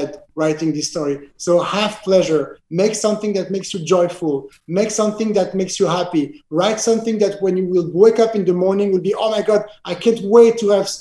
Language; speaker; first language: English; non-native, fluent; French